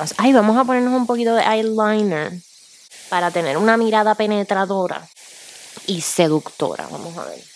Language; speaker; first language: Spanish; native; Spanish